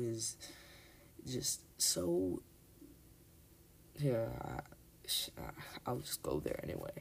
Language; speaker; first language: English; native; English